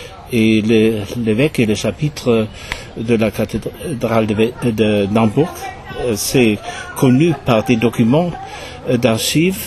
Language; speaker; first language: French; non-native, fluent; German